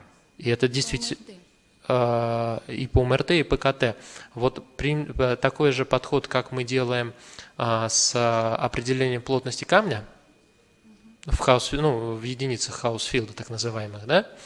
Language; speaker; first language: Russian; native; Russian